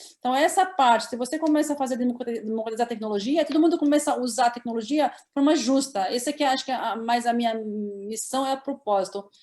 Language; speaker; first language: Portuguese; non-native, fluent; Arabic